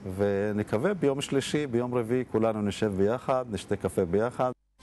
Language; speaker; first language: Hebrew; non-native, local second language; Arabic